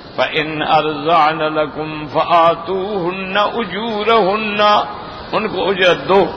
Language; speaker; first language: Urdu; non-native, local second language; Saraiki